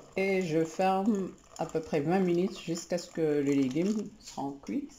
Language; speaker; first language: French; non-native, local second language; Arabic